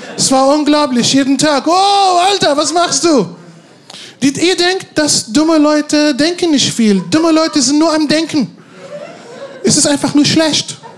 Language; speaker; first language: German; non-native, fluent; Arabic